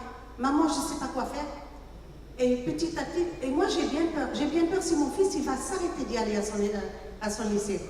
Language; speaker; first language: French; non-native, local second language; Arabic